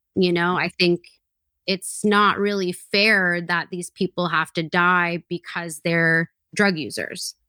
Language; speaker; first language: English; native; English